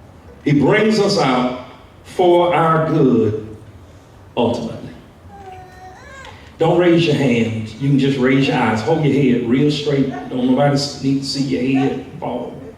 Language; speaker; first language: English; native; English